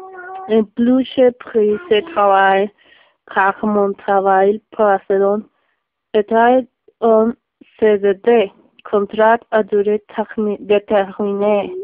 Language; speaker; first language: French; non-native, learner; Spanish